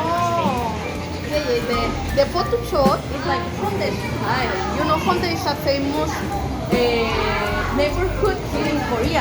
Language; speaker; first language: English; non-native, learner; Spanish